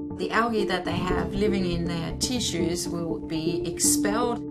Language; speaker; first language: English; non-native, fluent; Danish